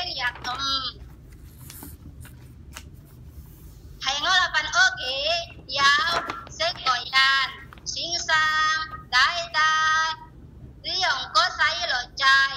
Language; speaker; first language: Chinese; non-native, learner; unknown